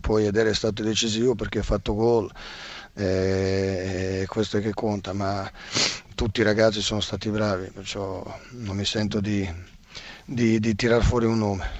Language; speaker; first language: Italian; non-native, fluent; Serbian